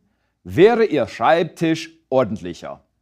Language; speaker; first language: German; non-native, fluent; English